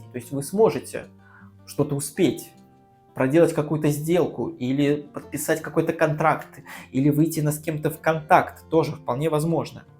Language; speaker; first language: Russian; native; Russian